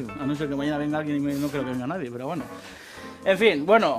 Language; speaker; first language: Spanish; native; Spanish